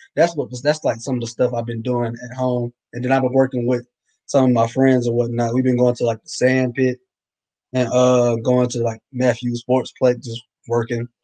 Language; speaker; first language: English; native; English